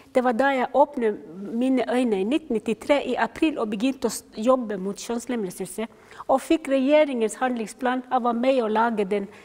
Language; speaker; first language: Norwegian; non-native, fluent; Somali